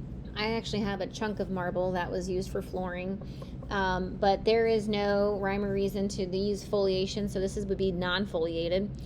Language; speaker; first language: English; native; English